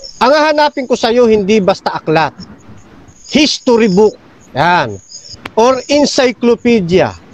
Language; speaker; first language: Filipino; native; Filipino